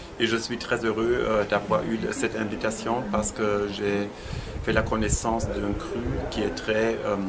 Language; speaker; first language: French; non-native, fluent; German